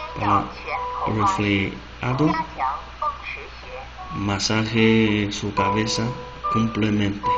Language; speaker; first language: Spanish; non-native, learner; Chinese